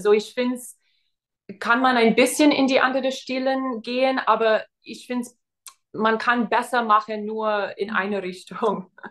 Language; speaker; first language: German; non-native, fluent; English